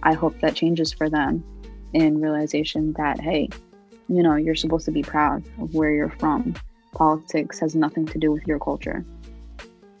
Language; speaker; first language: English; early bilingual, other home language; Arabic